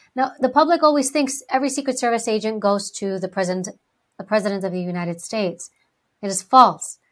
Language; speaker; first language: English; early bilingual, other home language; Greek